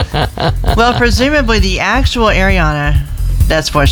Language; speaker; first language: English; native; English